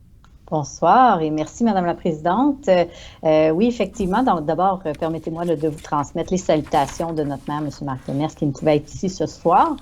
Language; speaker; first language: French; native; French